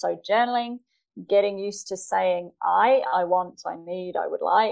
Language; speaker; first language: English; native; English